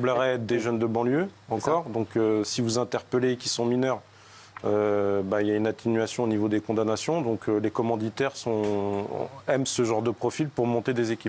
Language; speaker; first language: French; native; French